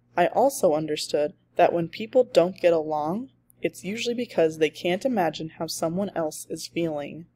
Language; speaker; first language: English; native; English